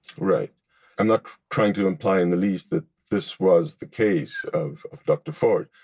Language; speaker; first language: English; non-native, fluent; Hebrew